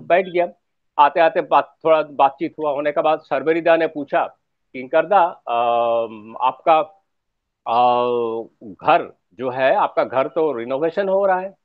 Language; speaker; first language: Hindi; non-native, local second language; Bangla